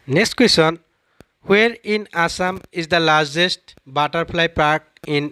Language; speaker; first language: English; non-native, local second language; Assamese